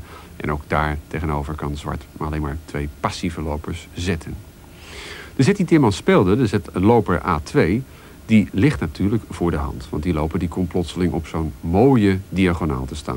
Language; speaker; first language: Dutch; native; Dutch